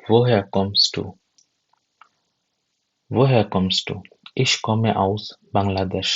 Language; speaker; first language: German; non-native, fluent; Bangla